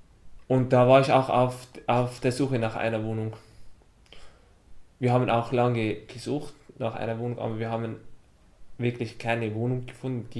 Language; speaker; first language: German; early bilingual, other home language; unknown